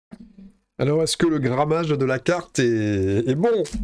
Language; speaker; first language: French; native; French